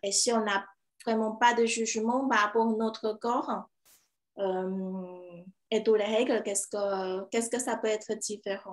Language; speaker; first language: French; non-native, fluent; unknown